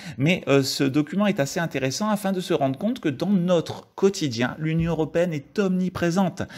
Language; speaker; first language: French; native; French